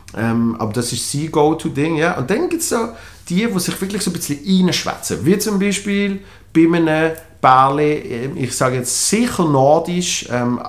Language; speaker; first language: German; native; German